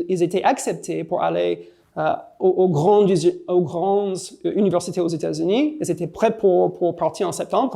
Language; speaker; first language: French; non-native, fluent; English